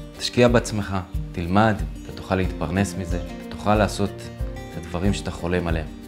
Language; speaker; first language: Hebrew; early bilingual, other home language; Russian